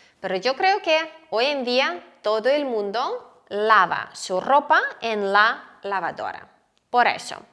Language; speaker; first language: Spanish; non-native, fluent; Ukrainian